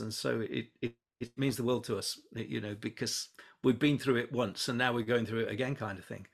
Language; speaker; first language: English; native; English